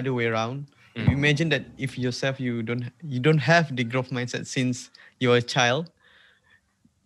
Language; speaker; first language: English; non-native, local second language; Malay